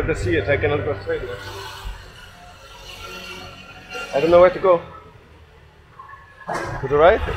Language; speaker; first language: English; non-native, fluent; Dutch